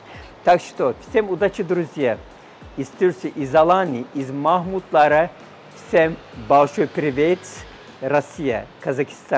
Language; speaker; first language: Russian; non-native, learner; Turkish